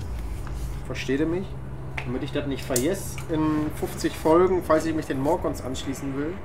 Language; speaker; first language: German; native; German